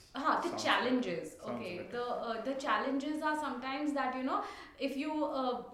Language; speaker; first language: English; non-native, local second language; Tulu